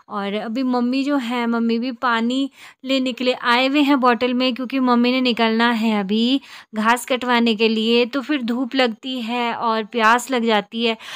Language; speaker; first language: Hindi; native; Hindi